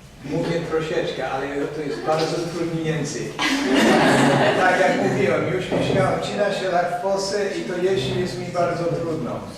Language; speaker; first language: Polish; non-native, learner; English